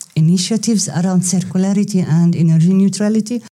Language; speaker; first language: English; non-native, fluent; Arabic